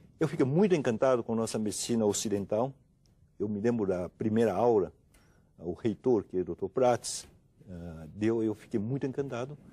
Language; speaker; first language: Portuguese; non-native, fluent; Chinese